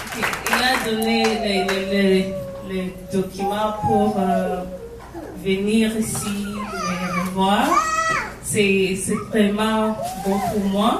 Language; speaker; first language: French; non-native, learner; English